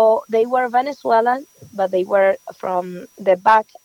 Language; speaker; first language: English; non-native, learner; Spanish